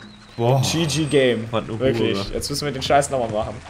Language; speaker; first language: German; native; German